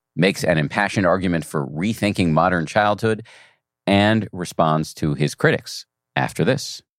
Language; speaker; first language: English; native; English